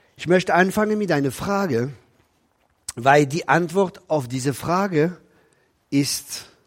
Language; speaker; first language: German; non-native, local second language; French